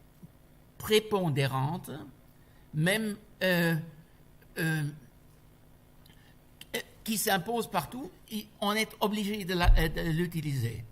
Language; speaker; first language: French; non-native, fluent; German